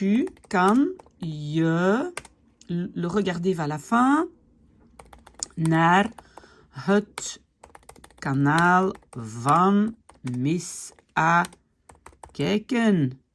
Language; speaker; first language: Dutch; non-native, fluent; French